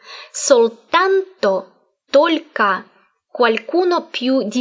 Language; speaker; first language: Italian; non-native, fluent; Russian